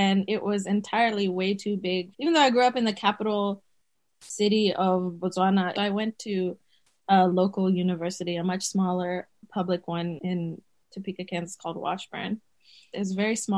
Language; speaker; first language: English; native; English